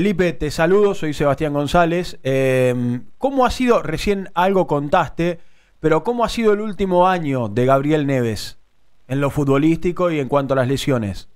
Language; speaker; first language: Spanish; native; Spanish